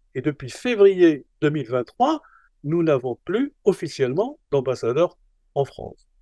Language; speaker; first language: French; non-native, local second language; Arabic